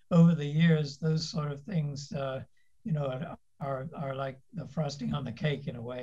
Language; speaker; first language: English; native; English